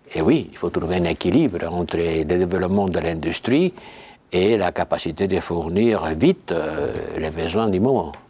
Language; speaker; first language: French; non-native, fluent; Spanish